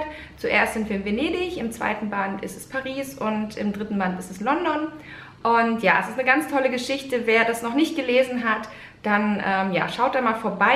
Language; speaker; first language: German; native; German